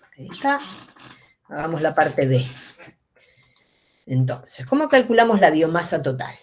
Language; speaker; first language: Spanish; native; Spanish